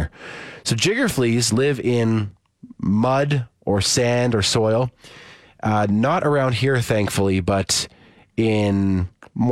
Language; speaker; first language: English; native; English